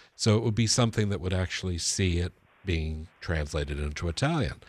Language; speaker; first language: English; early bilingual, other home language; Italian